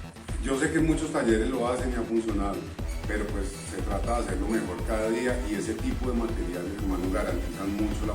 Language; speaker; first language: Spanish; native; Spanish